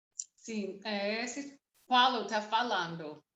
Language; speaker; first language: Portuguese; non-native, learner; English